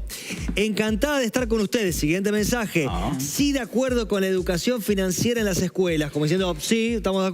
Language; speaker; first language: Spanish; native; Spanish